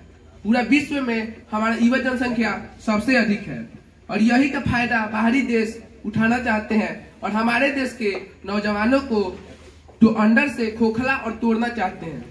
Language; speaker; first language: Hindi; native; Hindi